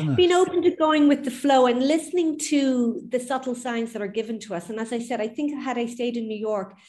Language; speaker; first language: English; native; English